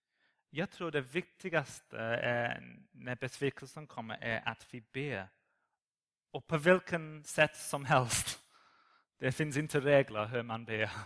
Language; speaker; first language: Swedish; non-native, learner; English